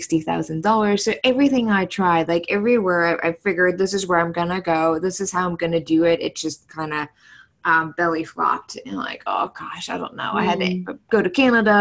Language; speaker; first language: English; non-native, fluent; German